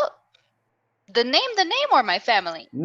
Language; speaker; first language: English; non-native, fluent; Spanish